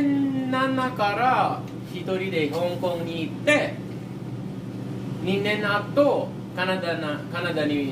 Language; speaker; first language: Japanese; non-native, fluent; Filipino